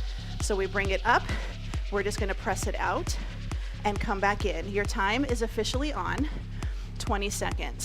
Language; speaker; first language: English; native; English